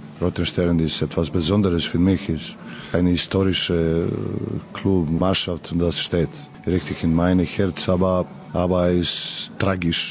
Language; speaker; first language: German; non-native, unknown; Serbian